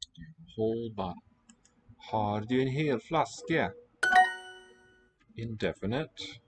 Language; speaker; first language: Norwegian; non-native, learner; English